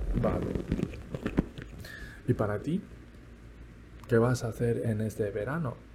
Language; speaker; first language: Spanish; early bilingual, other home language; Chinese